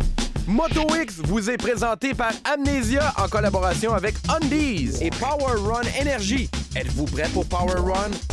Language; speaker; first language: French; native; French